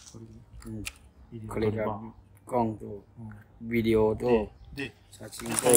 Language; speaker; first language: Japanese; non-native, learner; Thai